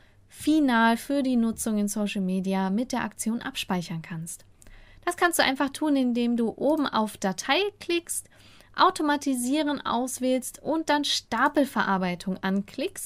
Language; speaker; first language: German; native; German